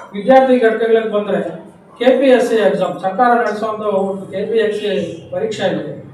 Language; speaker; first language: Kannada; native; Kannada